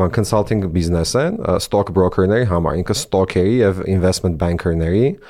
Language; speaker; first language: Armenian; early bilingual, heritage; Armenian